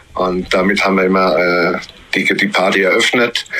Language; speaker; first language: German; native; German